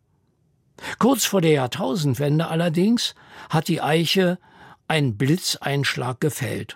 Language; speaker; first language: German; native; German